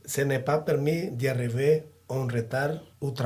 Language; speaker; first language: French; non-native, learner; Spanish